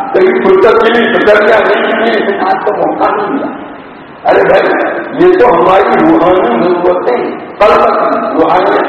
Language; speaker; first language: Urdu; native; Urdu